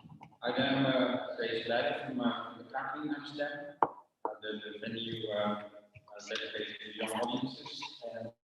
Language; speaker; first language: English; non-native, fluent; Dutch